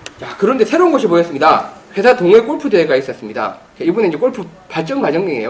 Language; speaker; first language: Korean; native; Korean